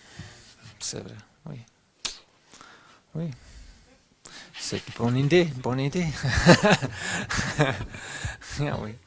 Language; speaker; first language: French; non-native, learner; German